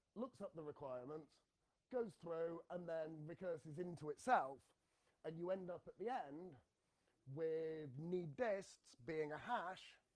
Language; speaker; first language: English; native; English